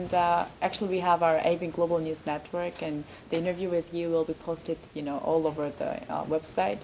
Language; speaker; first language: English; non-native, fluent; Korean